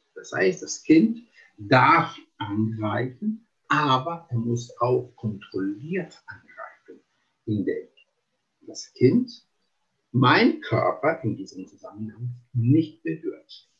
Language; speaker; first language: German; non-native, fluent; Italian